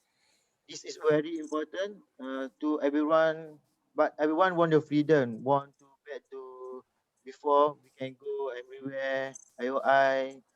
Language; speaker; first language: English; non-native, local second language; Malay